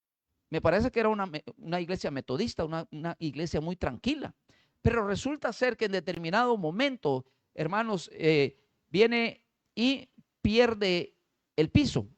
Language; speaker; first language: Spanish; native; Spanish